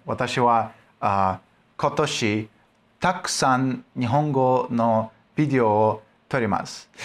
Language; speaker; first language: Japanese; non-native, learner; Russian